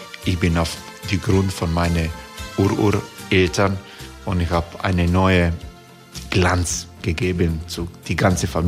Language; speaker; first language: German; non-native, learner; Croatian